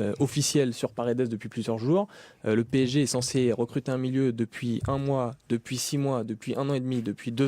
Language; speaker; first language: French; native; French